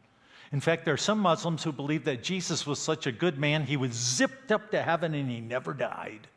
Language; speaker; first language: English; native; English